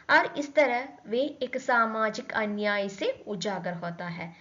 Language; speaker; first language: Hindi; non-native, local second language; Malayalam